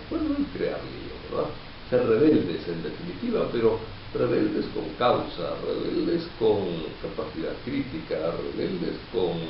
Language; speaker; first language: Spanish; native; Spanish